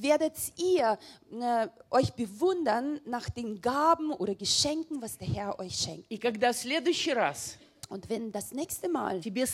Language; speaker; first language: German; non-native, learner; Russian